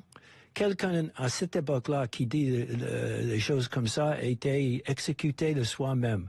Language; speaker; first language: French; non-native, fluent; English